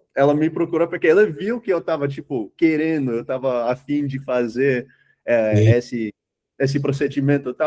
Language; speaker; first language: Portuguese; non-native, fluent; English